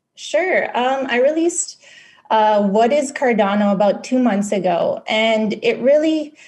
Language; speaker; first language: English; non-native, local second language; Filipino